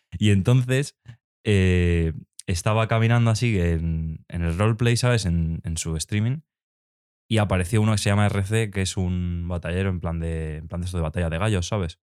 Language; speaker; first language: Spanish; native; Spanish